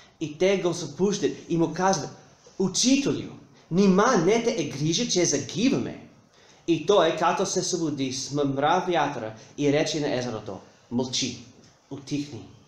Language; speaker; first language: Bulgarian; non-native, fluent; English